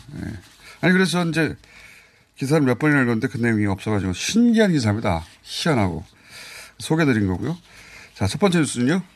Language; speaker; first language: Korean; native; Korean